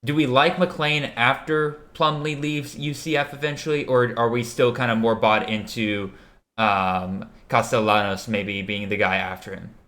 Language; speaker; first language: English; native; English